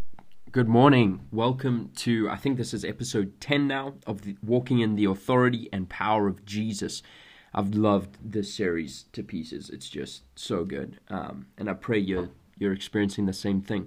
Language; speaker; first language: English; native; English